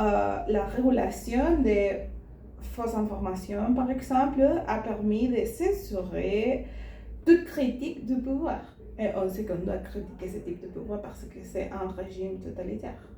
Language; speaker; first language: French; non-native, learner; Spanish